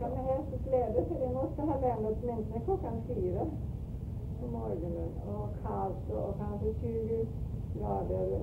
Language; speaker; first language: Swedish; early bilingual, heritage; Swedish